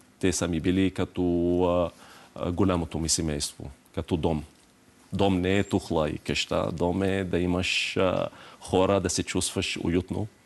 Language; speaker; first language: Bulgarian; non-native, fluent; Arabic